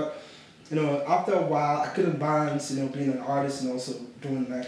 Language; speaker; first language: English; non-native, local second language; Yoruba